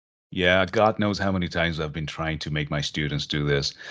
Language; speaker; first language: English; non-native, fluent; Persian